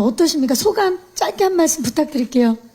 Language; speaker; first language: Korean; native; Korean